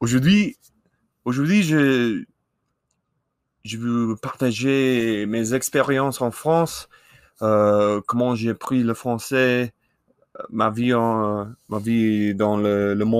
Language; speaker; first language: French; non-native, learner; English